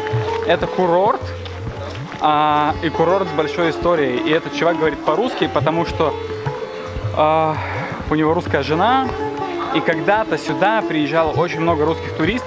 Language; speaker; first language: Russian; native; Russian